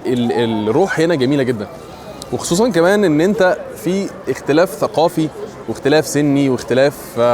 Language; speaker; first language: Arabic; native; Arabic